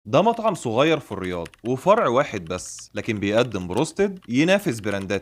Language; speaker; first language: Arabic; native; Arabic